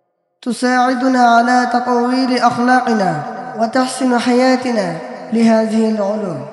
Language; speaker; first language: Arabic; non-native, learner; Bangla